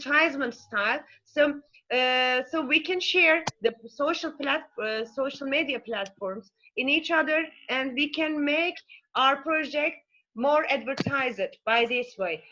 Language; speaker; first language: English; non-native, fluent; Turkish